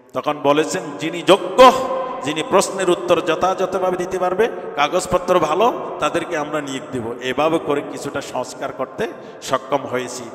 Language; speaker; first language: Bangla; native; Bangla